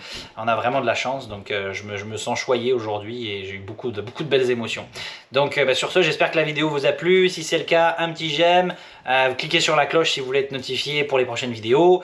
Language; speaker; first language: French; native; French